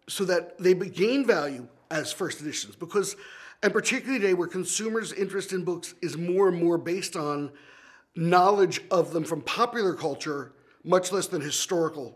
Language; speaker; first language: English; native; English